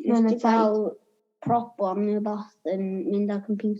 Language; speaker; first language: Welsh; native; Welsh